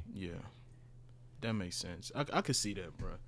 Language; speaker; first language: English; early bilingual, other home language; Spanish